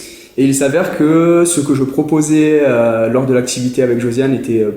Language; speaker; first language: French; native; French